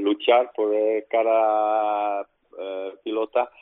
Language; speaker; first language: Spanish; non-native, learner; Dutch